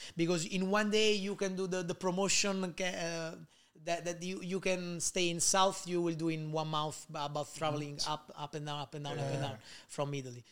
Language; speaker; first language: English; non-native, learner; Italian